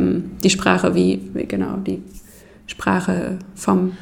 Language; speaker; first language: German; native; German